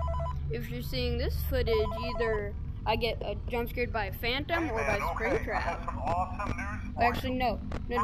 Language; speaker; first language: English; native; English